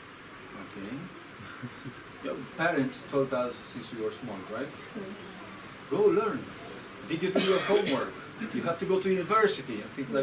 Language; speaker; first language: English; non-native, fluent; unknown